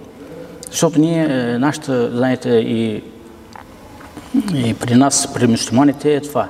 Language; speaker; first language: Bulgarian; non-native, local second language; Turkish